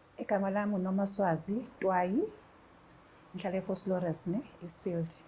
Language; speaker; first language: Zulu; native; Zulu